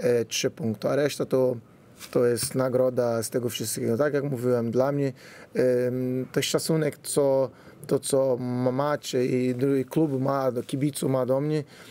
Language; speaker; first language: Polish; non-native, fluent; Portuguese